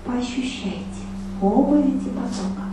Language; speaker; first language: Russian; native; Russian